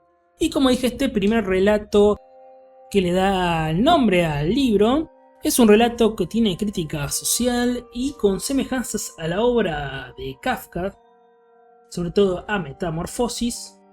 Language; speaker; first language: Spanish; native; Spanish